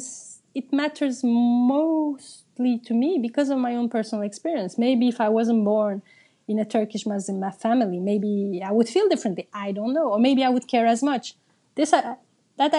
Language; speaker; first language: English; non-native, fluent; Turkish